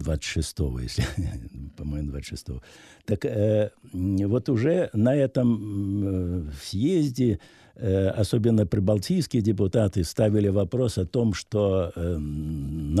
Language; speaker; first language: Russian; native; Russian